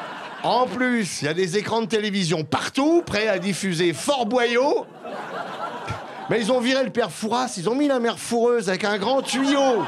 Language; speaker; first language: French; native; French